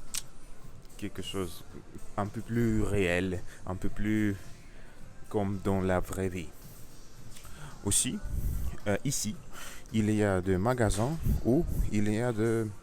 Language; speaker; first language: French; non-native, learner; Russian